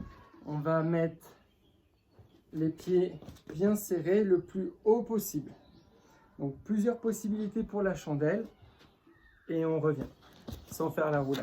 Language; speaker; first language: French; native; French